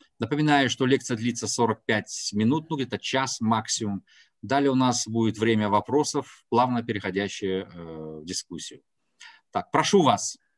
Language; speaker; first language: Russian; non-native, local second language; Tajik